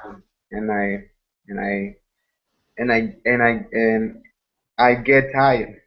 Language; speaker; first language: English; non-native, learner; Spanish